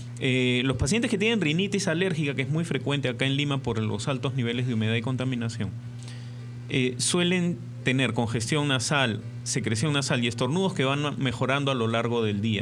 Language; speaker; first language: Spanish; native; Spanish